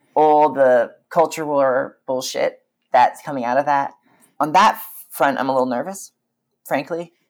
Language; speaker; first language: English; native; English